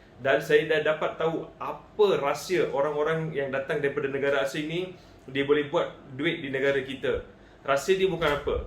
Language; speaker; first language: Malay; non-native, local second language; Tamil